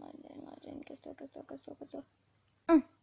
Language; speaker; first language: French; native; French